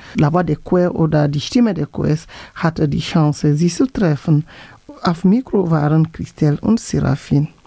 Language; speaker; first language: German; non-native, fluent; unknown